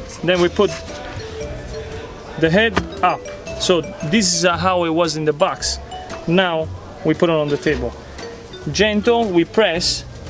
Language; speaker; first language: English; non-native, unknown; Italian